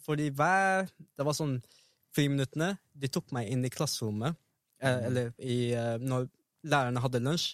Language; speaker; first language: Norwegian; early bilingual, other home language; Arabic